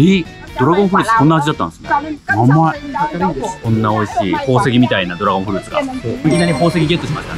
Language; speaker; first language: Japanese; native; Japanese